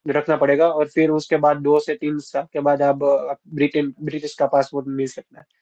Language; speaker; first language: Hindi; non-native, local second language; Gujarati